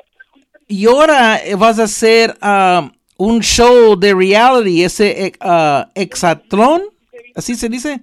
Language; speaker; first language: Spanish; early bilingual, heritage; Spanish